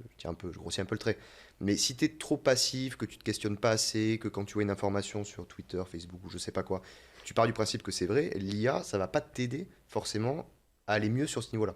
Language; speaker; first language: French; native; French